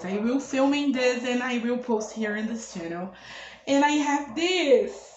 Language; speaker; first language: English; non-native, learner; Portuguese